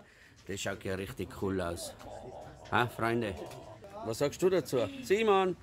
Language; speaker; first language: German; native; German